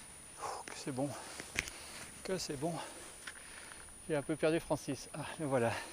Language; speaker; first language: French; native; French